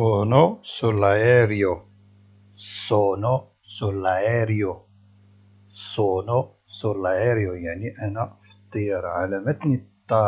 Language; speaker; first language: Italian; non-native, fluent; Arabic